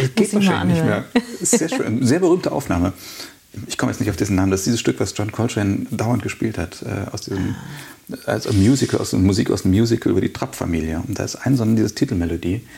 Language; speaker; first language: German; native; German